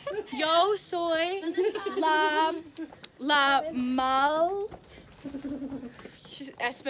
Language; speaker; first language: Spanish; non-native, learner; English